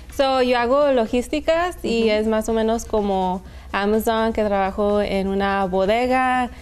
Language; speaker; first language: Spanish; early bilingual, heritage; Spanish